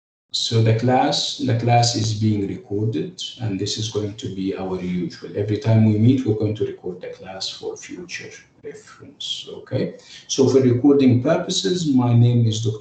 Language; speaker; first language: English; non-native, fluent; Arabic